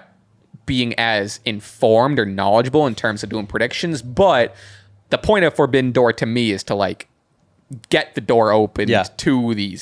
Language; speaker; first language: English; native; English